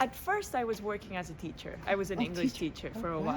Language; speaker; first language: English; non-native, fluent; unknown